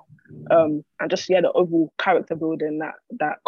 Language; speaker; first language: English; native; English